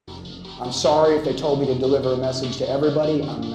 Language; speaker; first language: English; native; English